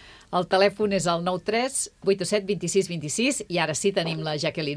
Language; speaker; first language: Catalan; native; Catalan